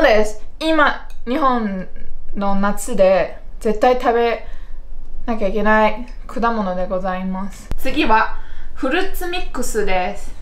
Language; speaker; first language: Japanese; non-native, fluent; Chinese